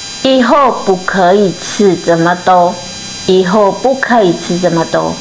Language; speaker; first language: Chinese; non-native, fluent; Indonesian